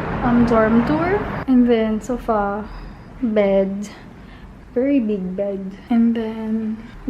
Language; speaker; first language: English; non-native, local second language; Filipino